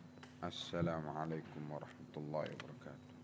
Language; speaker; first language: Arabic; non-native, fluent; Indonesian